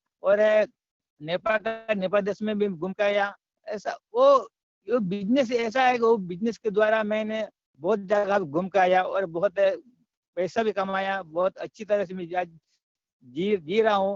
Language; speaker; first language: Hindi; non-native, local second language; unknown